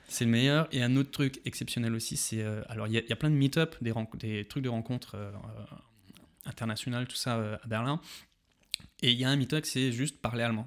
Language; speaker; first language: French; native; French